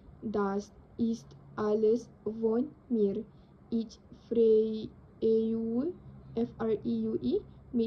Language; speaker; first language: German; non-native, learner; Indonesian